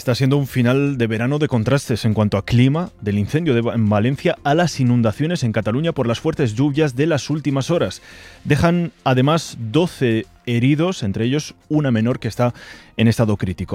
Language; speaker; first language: Spanish; native; Spanish